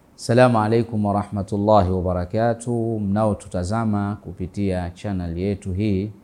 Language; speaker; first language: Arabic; non-native, fluent; Swahili